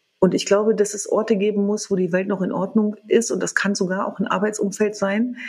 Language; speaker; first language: German; early bilingual, other home language; Kurdish